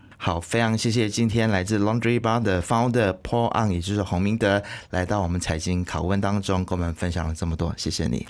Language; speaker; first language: Chinese; native; Chinese